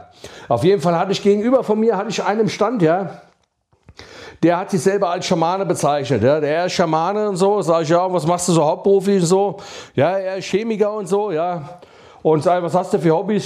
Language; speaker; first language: German; native; German